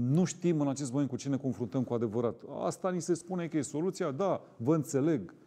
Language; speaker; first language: Romanian; native; Romanian